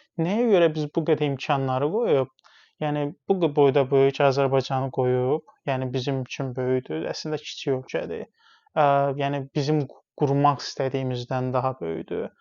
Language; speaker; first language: Azerbaijani; non-native, local second language; Talysh